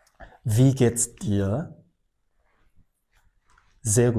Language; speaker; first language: German; non-native, fluent; Indonesian